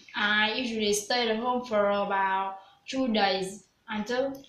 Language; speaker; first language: English; non-native, learner; Vietnamese